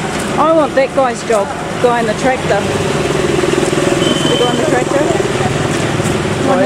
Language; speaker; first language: English; native; English